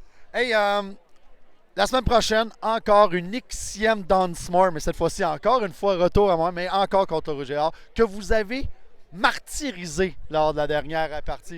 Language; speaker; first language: French; native; French